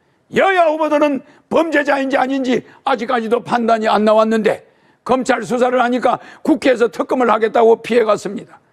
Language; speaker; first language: Korean; native; Korean